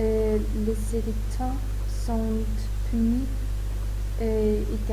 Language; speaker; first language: French; non-native, learner; German